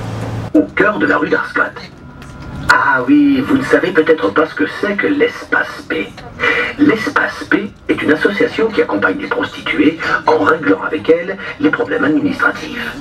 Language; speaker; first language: French; native; French